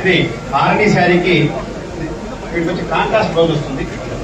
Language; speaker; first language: Telugu; native; Telugu